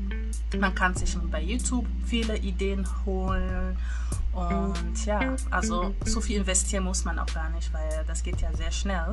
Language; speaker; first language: German; non-native, fluent; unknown